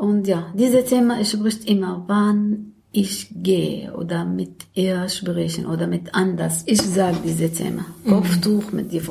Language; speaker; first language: German; non-native, learner; Arabic